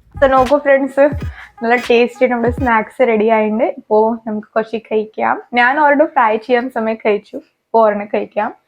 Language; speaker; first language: Malayalam; non-native, learner; Hindi